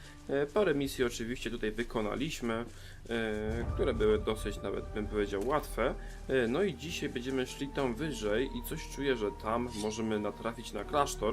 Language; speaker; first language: Polish; native; Polish